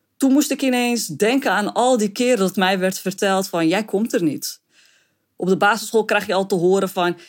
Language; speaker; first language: Dutch; early bilingual, other home language; Arabic